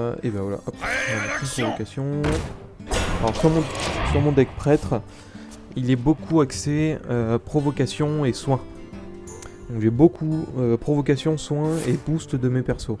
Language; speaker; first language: French; native; French